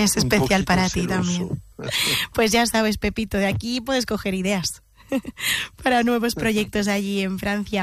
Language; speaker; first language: Spanish; non-native, fluent; French